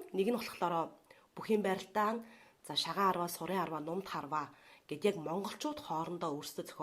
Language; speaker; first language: Mongolian; native; Mongolian